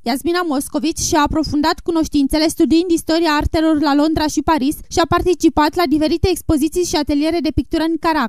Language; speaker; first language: Romanian; native; Romanian